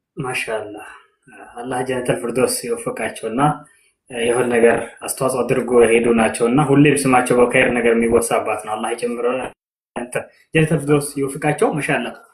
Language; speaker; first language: Amharic; non-native, local second language; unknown